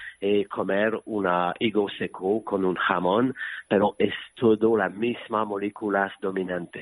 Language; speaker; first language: Spanish; non-native, learner; French